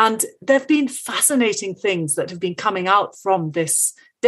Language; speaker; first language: English; native; English